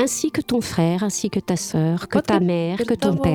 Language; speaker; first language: French; native; French